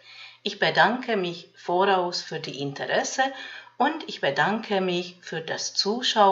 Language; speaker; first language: German; non-native, fluent; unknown